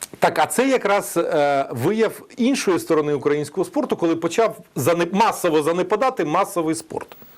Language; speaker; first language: Ukrainian; native; Ukrainian